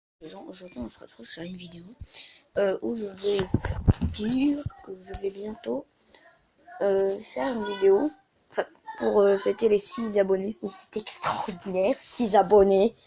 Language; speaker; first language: French; native; French